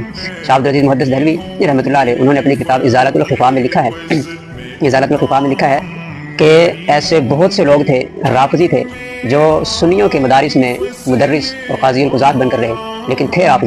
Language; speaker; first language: Urdu; native; Urdu